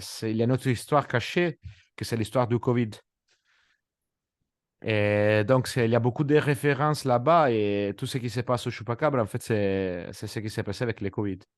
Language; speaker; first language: French; non-native, fluent; Italian